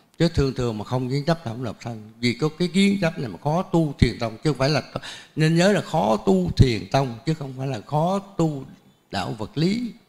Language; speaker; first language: Vietnamese; native; Vietnamese